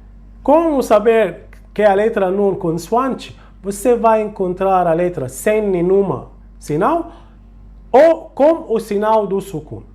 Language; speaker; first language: Portuguese; non-native, fluent; Arabic